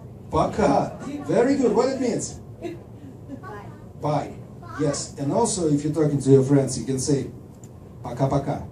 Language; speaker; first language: English; non-native, fluent; Russian